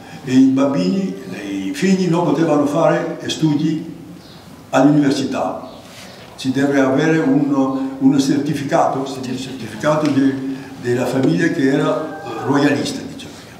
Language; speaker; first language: Italian; non-native, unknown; Greek